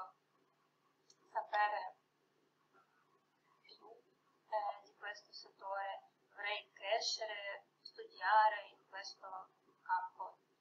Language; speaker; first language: Italian; non-native, learner; Russian